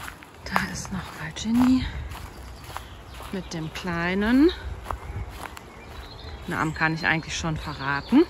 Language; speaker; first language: German; native; German